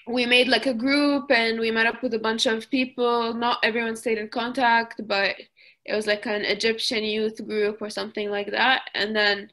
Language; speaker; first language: English; early bilingual, other home language; Arabic